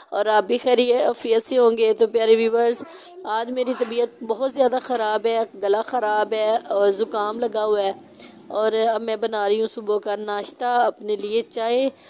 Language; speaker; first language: Urdu; non-native, local second language; Punjabi